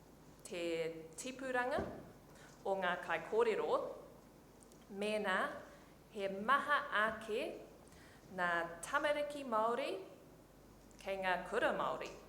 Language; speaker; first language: Māori; non-native, local second language; English